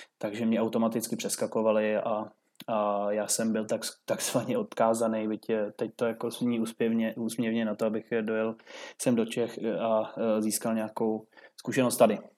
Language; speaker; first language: Czech; native; Czech